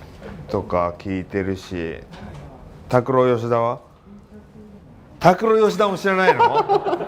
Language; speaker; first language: Japanese; native; Japanese